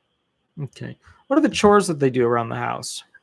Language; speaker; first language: English; native; English